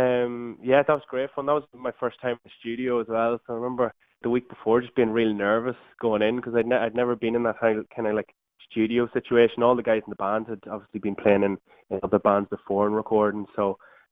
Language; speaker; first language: English; native; English